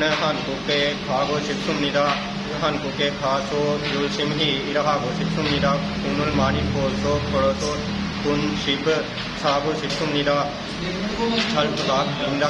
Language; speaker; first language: Korean; non-native, learner; Punjabi